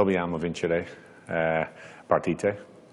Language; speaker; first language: Italian; non-native, learner; English